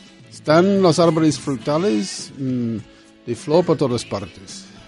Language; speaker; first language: Spanish; non-native, fluent; English